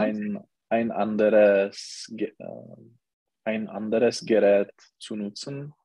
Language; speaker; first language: German; non-native, learner; Czech